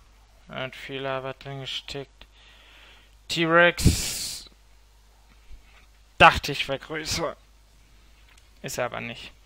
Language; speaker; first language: German; native; German